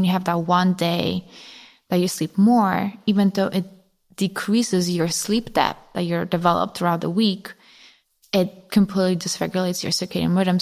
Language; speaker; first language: English; non-native, fluent; Polish